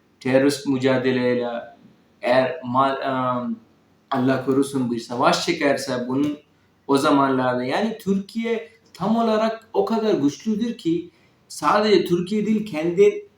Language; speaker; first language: Turkish; non-native, learner; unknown